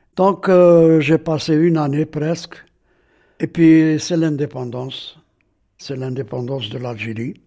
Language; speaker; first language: French; non-native, local second language; Arabic